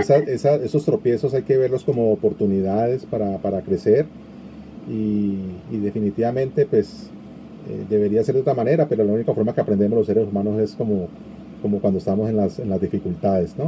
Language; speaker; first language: Spanish; native; Spanish